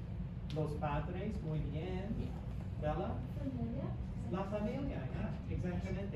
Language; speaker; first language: Spanish; non-native, fluent; English